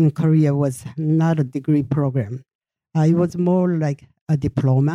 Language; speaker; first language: English; non-native, fluent; Japanese